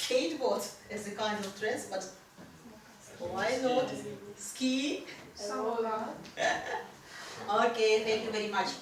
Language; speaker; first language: English; non-native, fluent; Russian